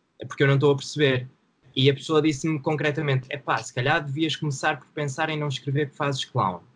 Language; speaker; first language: Portuguese; native; Portuguese